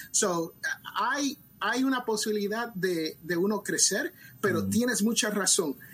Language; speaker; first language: Spanish; early bilingual, other home language; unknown